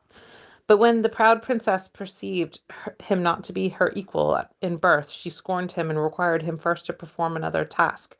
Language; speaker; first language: English; native; English